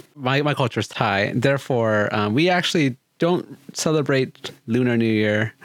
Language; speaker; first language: English; native; English